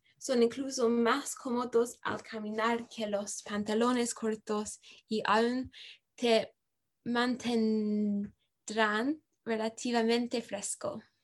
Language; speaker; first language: Spanish; non-native, learner; English